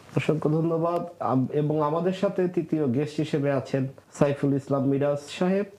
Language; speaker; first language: Bangla; native; Bangla